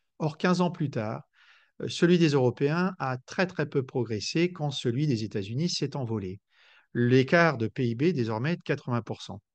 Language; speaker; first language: French; native; French